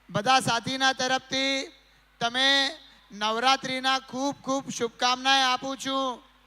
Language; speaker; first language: Gujarati; non-native, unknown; Marathi